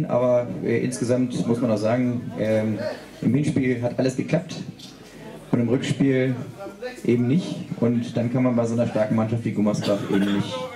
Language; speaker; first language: German; native; German